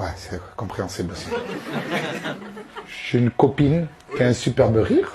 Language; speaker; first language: French; native; French